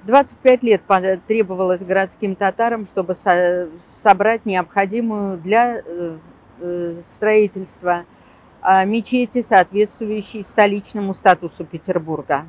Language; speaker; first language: Russian; native; Russian